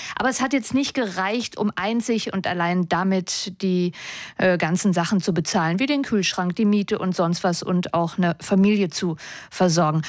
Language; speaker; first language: German; native; German